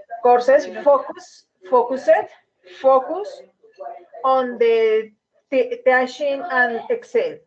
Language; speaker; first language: English; non-native, learner; Spanish